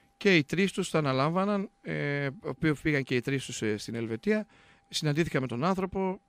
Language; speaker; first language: Greek; native; Greek